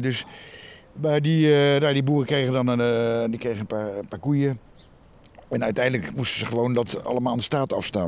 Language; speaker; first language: Dutch; native; Dutch